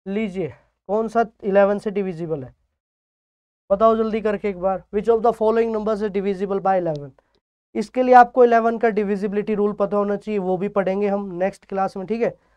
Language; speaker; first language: Hindi; native; Hindi